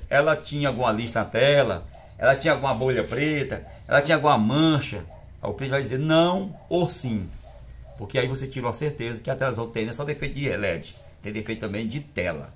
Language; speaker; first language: Portuguese; native; Portuguese